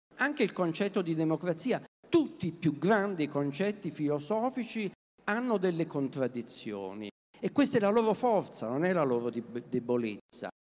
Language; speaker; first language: Italian; native; Italian